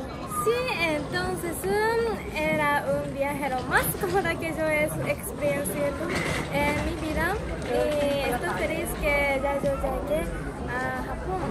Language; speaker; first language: Spanish; non-native, learner; Japanese